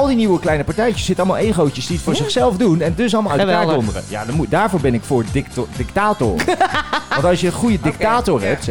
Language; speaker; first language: Dutch; native; Dutch